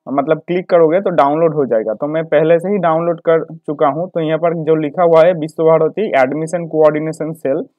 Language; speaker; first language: Hindi; non-native, local second language; Bangla